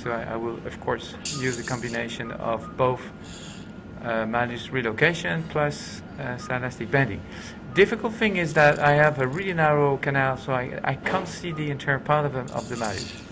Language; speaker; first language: English; non-native, fluent; French